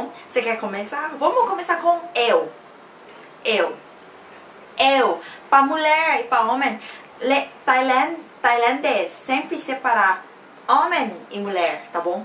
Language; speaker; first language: Portuguese; non-native, fluent; Thai